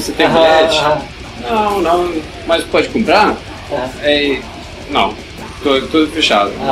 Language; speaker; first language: Portuguese; non-native, learner; Norwegian